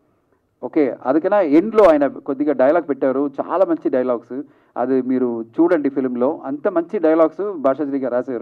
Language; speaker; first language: Telugu; non-native, fluent; Tamil